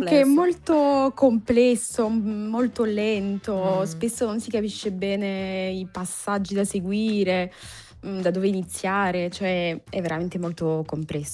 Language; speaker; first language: Italian; non-native, fluent; French